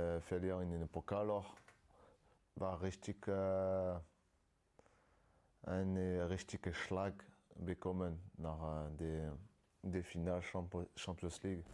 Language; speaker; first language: German; non-native, learner; French